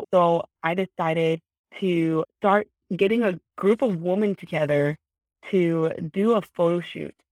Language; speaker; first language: English; early bilingual, other home language; Vietnamese